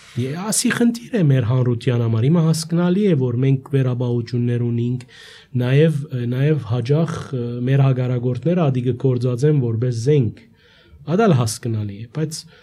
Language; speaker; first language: Armenian; early bilingual, heritage; Armenian